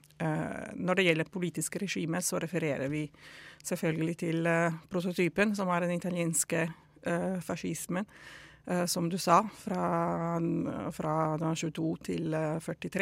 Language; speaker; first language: Norwegian; non-native, fluent; Italian